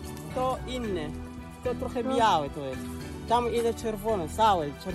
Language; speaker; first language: Polish; non-native, learner; Swahili